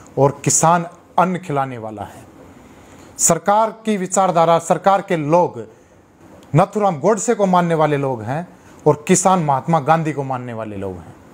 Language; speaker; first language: Hindi; native; Hindi